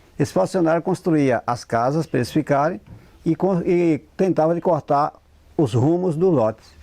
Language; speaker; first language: Portuguese; native; Portuguese